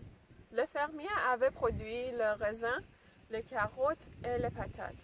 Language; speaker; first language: French; non-native, learner; English